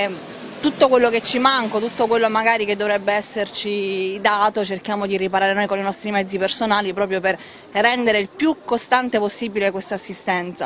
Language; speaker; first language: Italian; native; Italian